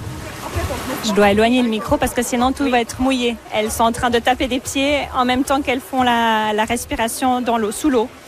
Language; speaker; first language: French; native; French